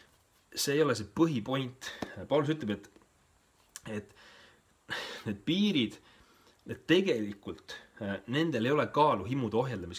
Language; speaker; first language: Estonian; native; Estonian